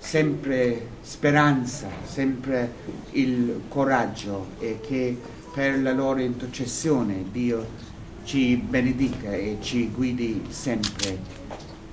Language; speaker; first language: Italian; non-native, fluent; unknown